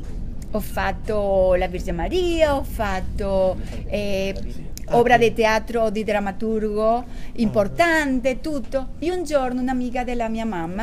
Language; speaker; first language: Italian; non-native, learner; Spanish